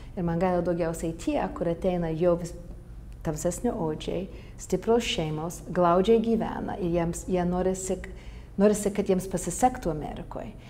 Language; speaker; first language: Lithuanian; early bilingual, heritage; Lithuanian